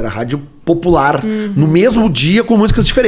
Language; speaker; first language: Portuguese; native; Portuguese